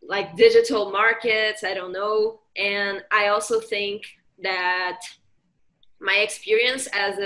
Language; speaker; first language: English; non-native, fluent; Portuguese